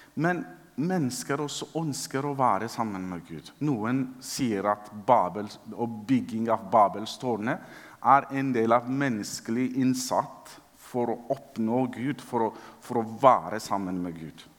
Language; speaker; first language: Norwegian; non-native, fluent; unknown